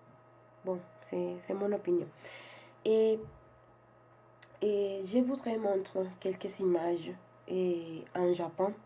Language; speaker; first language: French; non-native, learner; Spanish